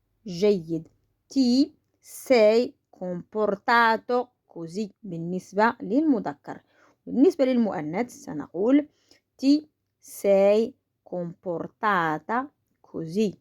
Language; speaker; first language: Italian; non-native, fluent; Arabic